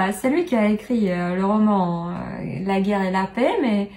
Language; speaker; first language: French; non-native, fluent; Russian